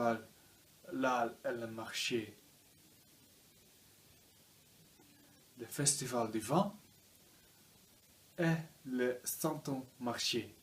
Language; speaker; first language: French; non-native, learner; Dutch